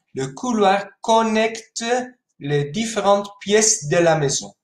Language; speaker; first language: French; non-native, fluent; Spanish